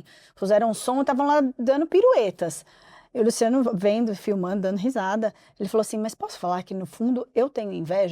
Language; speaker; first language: Portuguese; native; Portuguese